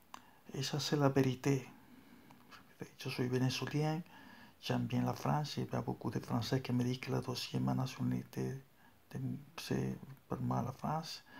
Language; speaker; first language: French; non-native, learner; Spanish